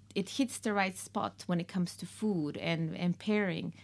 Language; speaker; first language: English; non-native, fluent; Spanish